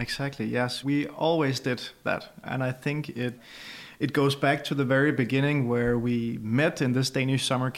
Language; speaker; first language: English; non-native, fluent; Danish